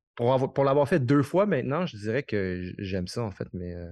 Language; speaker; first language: French; native; French